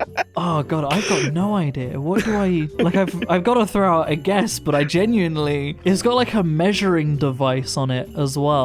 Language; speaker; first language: English; native; English